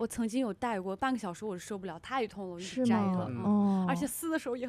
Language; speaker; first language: Chinese; native; Chinese